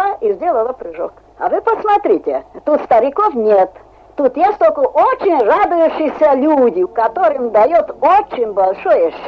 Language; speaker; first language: Russian; non-native, fluent; Hungarian